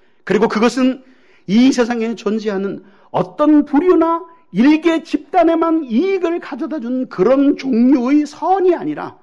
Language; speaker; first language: Korean; native; Korean